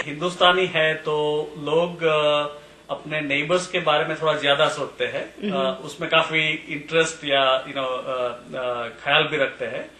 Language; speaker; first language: Hindi; native; Hindi